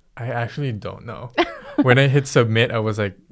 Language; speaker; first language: English; early bilingual, other home language; Filipino